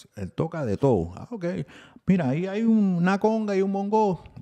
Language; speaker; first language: Spanish; early bilingual, heritage; Spanish